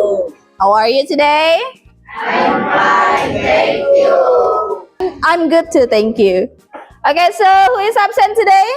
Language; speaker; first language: English; non-native, fluent; Indonesian